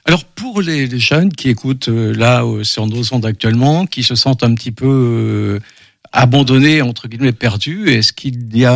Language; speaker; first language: French; native; French